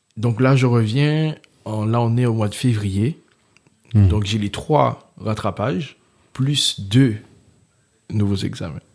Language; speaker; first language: French; early bilingual, other home language; Haitian Creole